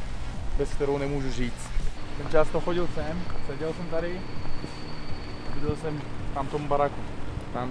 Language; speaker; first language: Czech; non-native, fluent; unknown